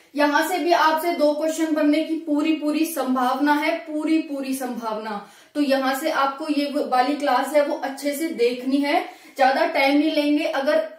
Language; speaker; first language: Hindi; native; Hindi